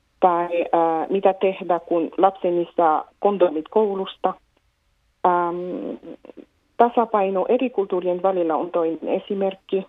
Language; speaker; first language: Finnish; non-native, fluent; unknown